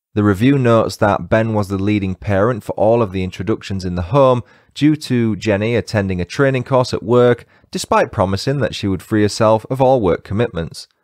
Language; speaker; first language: English; native; English